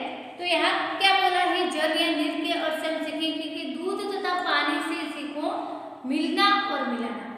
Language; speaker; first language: Hindi; non-native, local second language; Gujarati